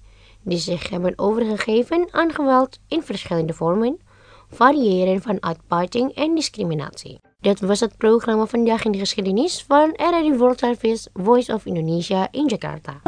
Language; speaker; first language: Dutch; non-native, fluent; Indonesian